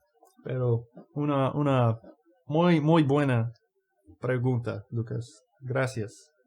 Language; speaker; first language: Spanish; non-native, fluent; English